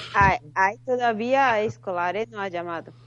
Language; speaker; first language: Spanish; non-native, fluent; Portuguese